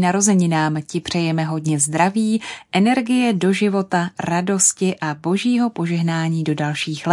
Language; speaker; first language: Czech; native; Czech